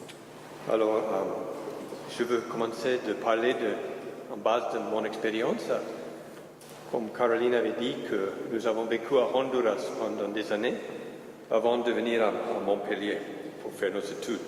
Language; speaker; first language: French; non-native, fluent; English